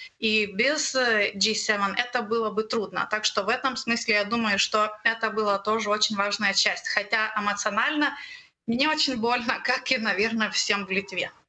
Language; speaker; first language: Russian; non-native, learner; Lithuanian